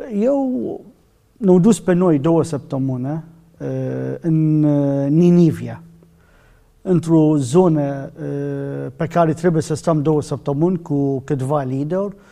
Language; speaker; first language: Romanian; non-native, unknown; Arabic